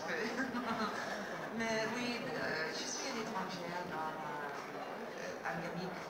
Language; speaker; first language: French; non-native, fluent; Dutch